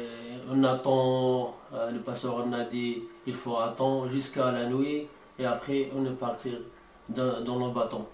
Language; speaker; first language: French; non-native, learner; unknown